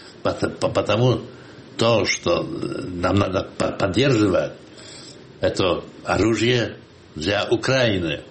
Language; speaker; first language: Russian; non-native, fluent; Polish